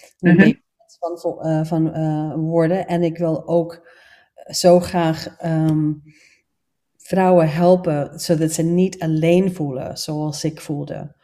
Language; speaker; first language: Dutch; non-native, fluent; English